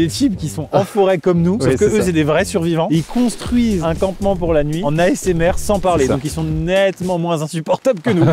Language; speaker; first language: French; native; French